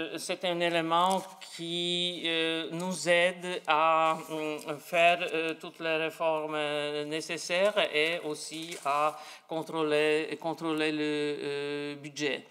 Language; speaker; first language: French; non-native, fluent; Polish